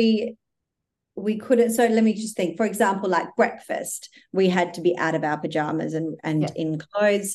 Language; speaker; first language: English; native; English